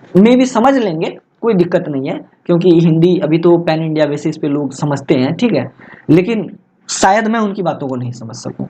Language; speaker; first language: Hindi; native; Hindi